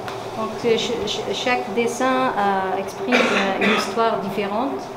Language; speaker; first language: French; non-native, fluent; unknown